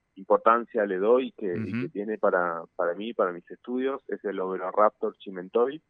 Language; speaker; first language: Spanish; native; Spanish